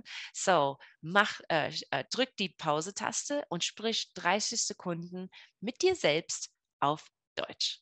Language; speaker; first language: German; non-native, fluent; English